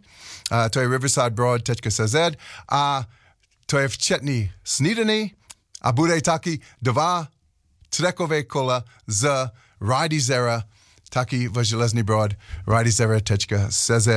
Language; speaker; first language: Czech; non-native, learner; English